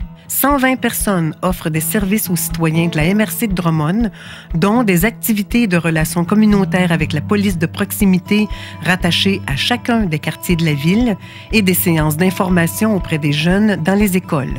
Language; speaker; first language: French; native; French